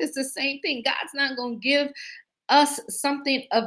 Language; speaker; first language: English; native; English